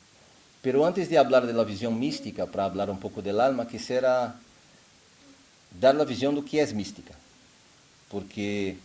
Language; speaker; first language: Spanish; non-native, fluent; Portuguese